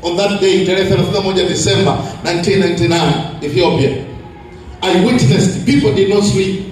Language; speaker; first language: English; non-native, local second language; Swahili